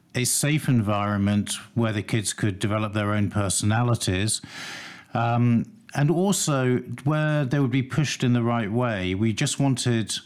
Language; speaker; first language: English; native; English